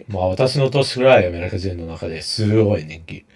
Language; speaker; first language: Japanese; non-native, fluent; English